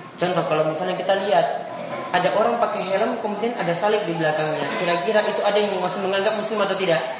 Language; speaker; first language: Indonesian; native; Indonesian